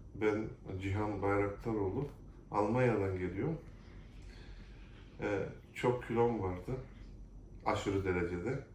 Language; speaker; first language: Turkish; early bilingual, heritage; Turkish